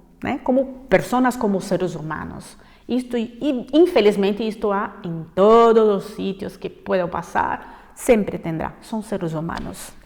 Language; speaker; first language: Spanish; non-native, fluent; Portuguese